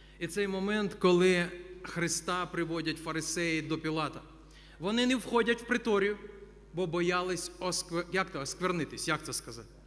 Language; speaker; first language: Ukrainian; non-native, local second language; Russian